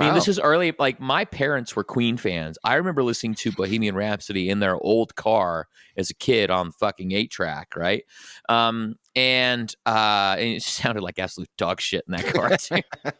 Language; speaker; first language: English; native; English